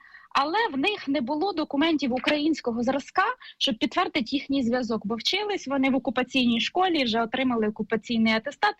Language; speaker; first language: Ukrainian; native; Ukrainian